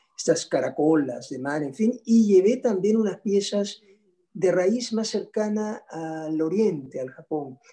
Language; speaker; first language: Spanish; native; Spanish